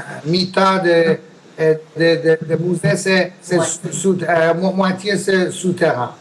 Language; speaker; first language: French; non-native, learner; Persian